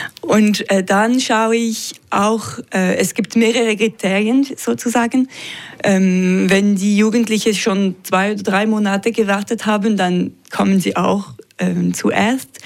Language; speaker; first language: German; non-native, local second language; French